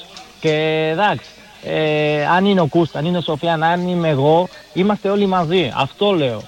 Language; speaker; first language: Greek; non-native, learner; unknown